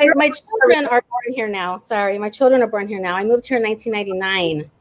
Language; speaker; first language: English; native; English